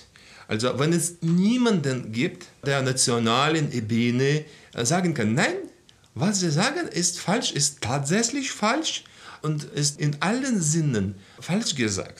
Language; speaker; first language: German; non-native, fluent; Russian